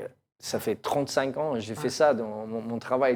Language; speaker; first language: French; non-native, learner; English